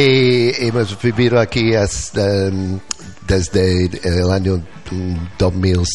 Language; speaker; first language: Spanish; non-native, learner; English